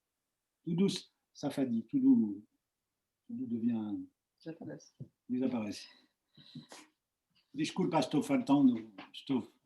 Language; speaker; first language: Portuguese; non-native, fluent; French